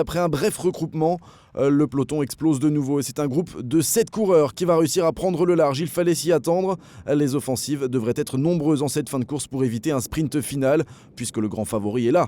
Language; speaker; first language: French; native; French